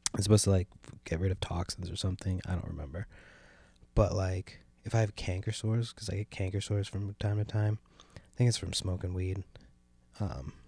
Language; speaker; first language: English; native; English